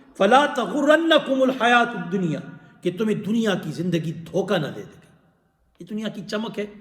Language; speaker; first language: Urdu; non-native, local second language; Pashto